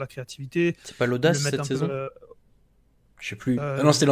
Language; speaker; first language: French; native; French